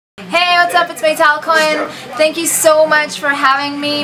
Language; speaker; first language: English; non-native, fluent; Hebrew